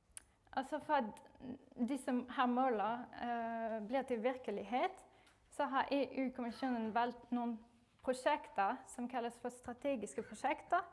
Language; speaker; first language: Norwegian; non-native, fluent; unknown